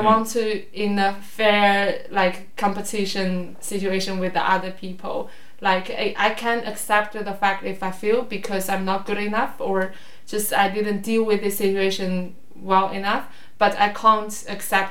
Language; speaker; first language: English; non-native, fluent; Chinese